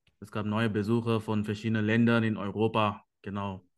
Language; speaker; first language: German; non-native, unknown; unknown